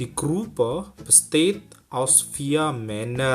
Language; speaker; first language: German; non-native, fluent; Indonesian